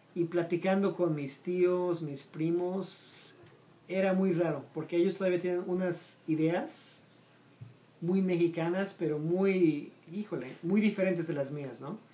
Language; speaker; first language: Spanish; native; Spanish